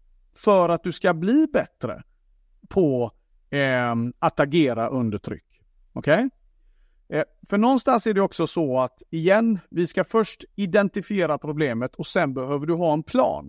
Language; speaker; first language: Swedish; native; Swedish